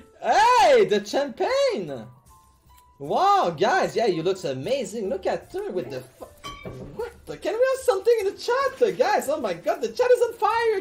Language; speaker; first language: English; non-native, fluent; French